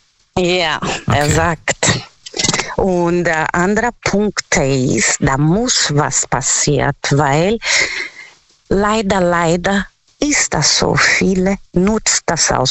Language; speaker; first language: German; non-native, learner; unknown